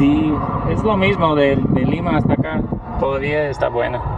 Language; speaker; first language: Spanish; non-native, fluent; English